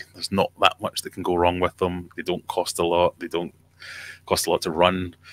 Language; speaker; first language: English; native; English